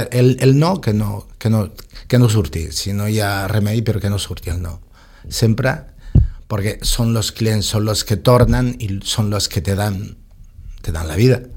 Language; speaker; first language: Catalan; non-native, local second language; Spanish